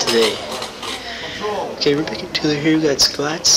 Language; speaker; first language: English; native; English